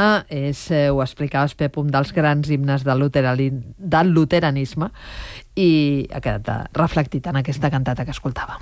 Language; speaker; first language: Catalan; native; Catalan